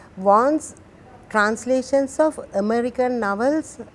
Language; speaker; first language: English; non-native, local second language; Sinhala